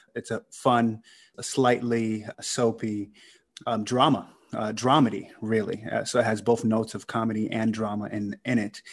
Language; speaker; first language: English; native; English